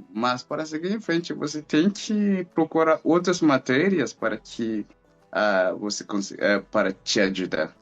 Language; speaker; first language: Portuguese; non-native, fluent; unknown